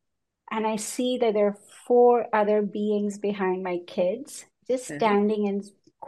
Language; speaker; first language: English; non-native, local second language; Hindi